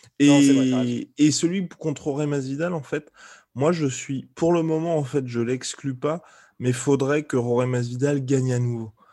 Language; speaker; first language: French; native; French